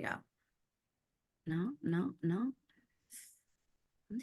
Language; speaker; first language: Spanish; early bilingual, heritage; Spanish